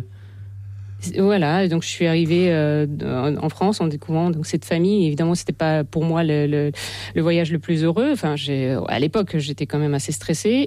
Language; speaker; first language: French; non-native, fluent; Russian